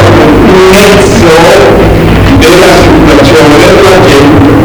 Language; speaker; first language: Italian; non-native, learner; Spanish